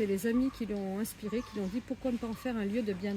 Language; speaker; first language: French; native; French